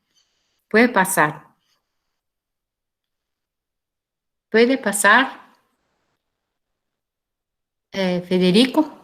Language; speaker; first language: Spanish; non-native, fluent; Portuguese